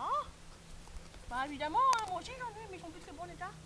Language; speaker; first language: French; native; French